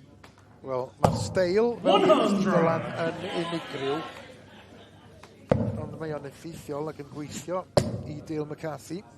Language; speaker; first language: Welsh; native; Welsh